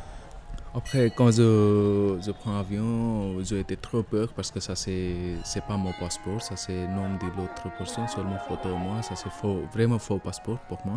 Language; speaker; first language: French; non-native, learner; Nepali